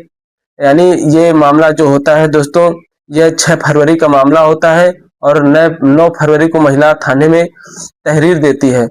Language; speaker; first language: Hindi; native; Hindi